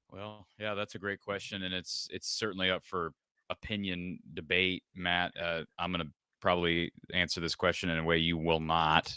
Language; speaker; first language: English; native; English